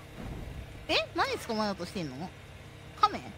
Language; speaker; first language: Japanese; native; Japanese